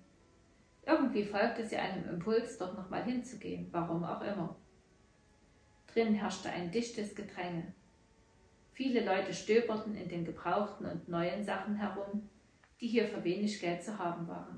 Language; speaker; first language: German; native; German